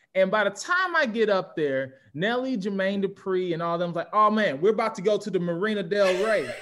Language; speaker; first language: English; native; English